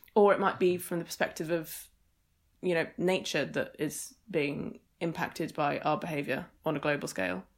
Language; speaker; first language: English; native; English